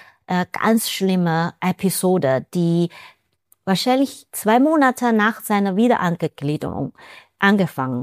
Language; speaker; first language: German; non-native, fluent; Chinese